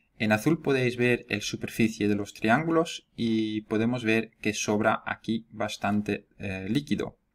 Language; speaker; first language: Spanish; non-native, fluent; Dutch